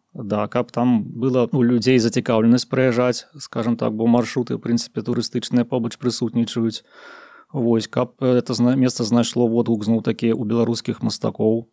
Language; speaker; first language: Belarusian; native; Belarusian